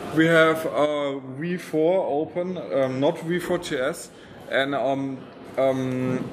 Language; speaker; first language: English; non-native, fluent; German